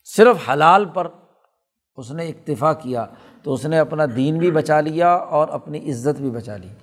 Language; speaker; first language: Urdu; non-native, local second language; Punjabi